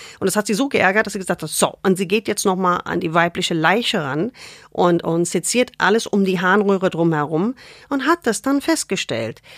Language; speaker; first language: German; non-native, fluent; English